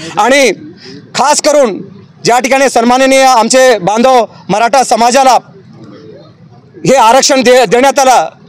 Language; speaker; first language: Marathi; non-native, local second language; Lambadi